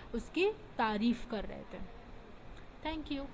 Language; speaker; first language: Hindi; non-native, local second language; Marathi